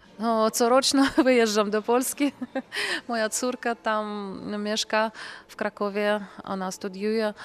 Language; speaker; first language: Polish; non-native, fluent; Russian